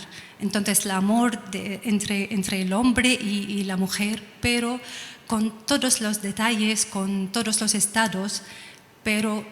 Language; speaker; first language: Spanish; non-native, learner; Arabic